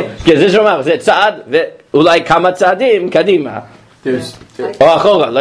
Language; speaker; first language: Hebrew; non-native, fluent; English